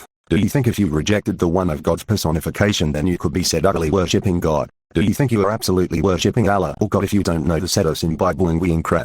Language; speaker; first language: English; non-native, local second language; Filipino